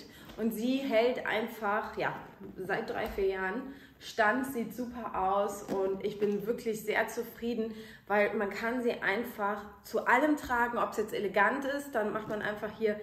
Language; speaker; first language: German; native; German